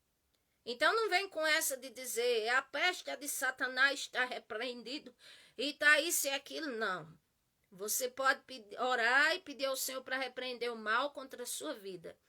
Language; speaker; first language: Portuguese; native; Portuguese